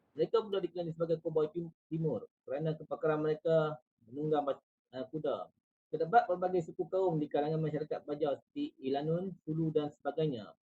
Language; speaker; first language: Malay; native; Malay